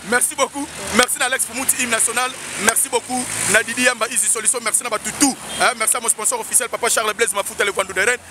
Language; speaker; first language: Lingala; native; Lingala